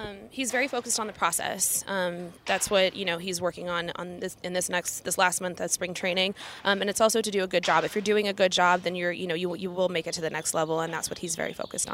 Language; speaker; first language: English; early bilingual, other home language; Spanish